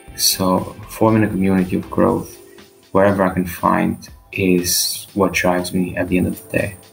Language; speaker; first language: English; non-native, fluent; Albanian